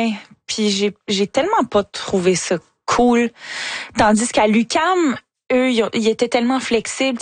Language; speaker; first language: French; native; French